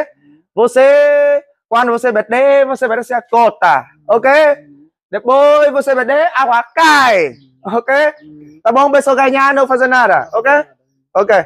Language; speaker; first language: Portuguese; non-native, learner; Vietnamese